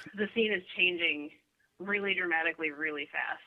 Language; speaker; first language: English; native; English